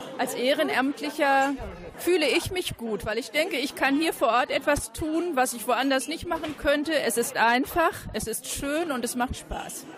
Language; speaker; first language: German; native; German